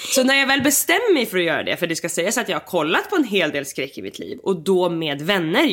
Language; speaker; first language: Swedish; native; Swedish